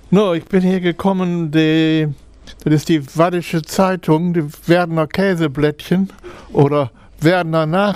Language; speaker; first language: German; non-native, fluent; English